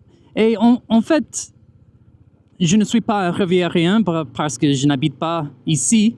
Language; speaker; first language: French; non-native, fluent; English